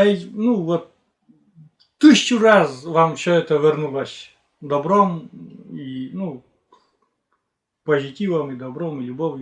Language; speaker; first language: Russian; native; Russian